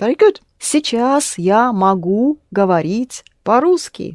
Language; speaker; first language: Russian; non-native, fluent; English